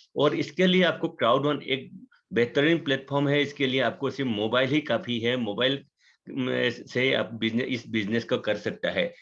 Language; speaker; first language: Hindi; non-native, local second language; Assamese